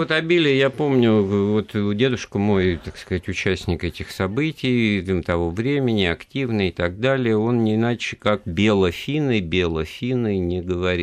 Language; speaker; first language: Russian; native; Russian